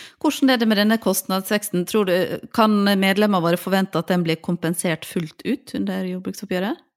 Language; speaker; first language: Norwegian; native; Norwegian